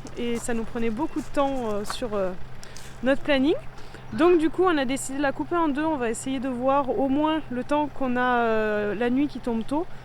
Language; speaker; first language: French; native; French